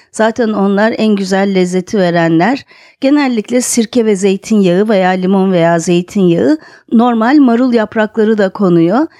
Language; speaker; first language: Turkish; native; Turkish